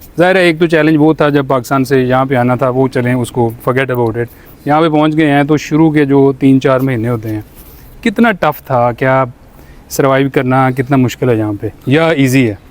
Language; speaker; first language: Urdu; non-native, local second language; Punjabi